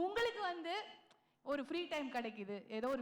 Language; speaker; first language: Tamil; native; Tamil